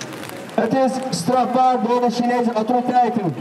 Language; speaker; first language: Dutch; non-native, fluent; Uyghur